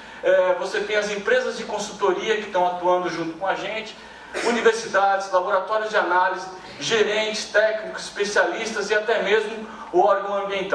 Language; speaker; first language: Portuguese; native; Portuguese